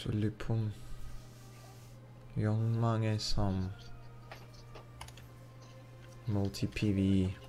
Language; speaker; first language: Korean; non-native, fluent; Russian